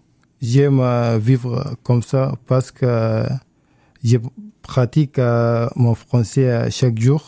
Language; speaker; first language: French; non-native, learner; Arabic